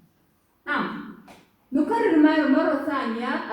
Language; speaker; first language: Arabic; non-native, fluent; Kyrgyz